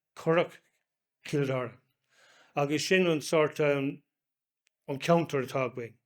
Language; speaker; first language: Irish; non-native, local second language; English